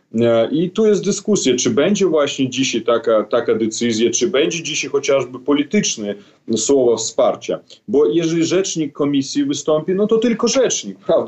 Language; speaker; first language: Polish; non-native, fluent; Belarusian